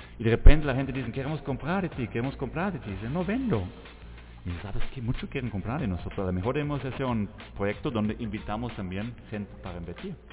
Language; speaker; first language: Spanish; non-native, fluent; German